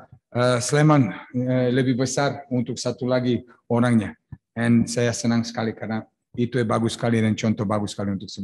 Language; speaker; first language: Indonesian; non-native, fluent; Serbian